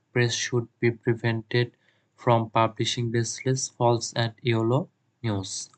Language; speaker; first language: English; non-native, local second language; Bangla